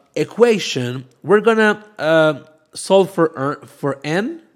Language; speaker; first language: English; non-native, fluent; Spanish